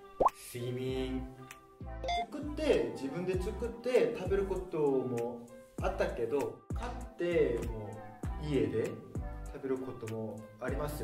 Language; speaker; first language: Japanese; non-native, fluent; Korean